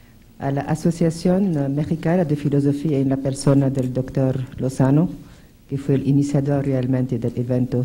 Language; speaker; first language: Spanish; non-native, fluent; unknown